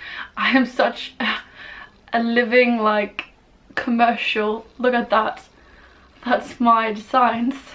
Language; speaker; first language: English; non-native, fluent; Danish